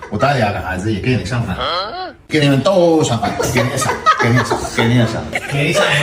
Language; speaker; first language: Chinese; non-native, learner; English